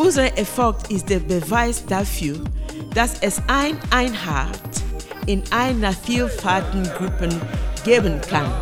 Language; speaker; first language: German; non-native, fluent; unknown